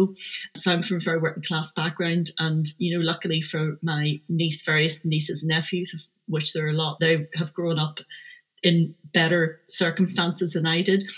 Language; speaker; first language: English; native; English